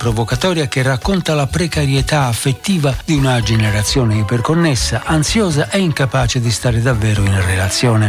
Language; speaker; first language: Italian; native; Italian